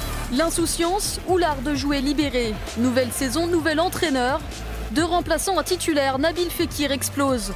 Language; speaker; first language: French; native; French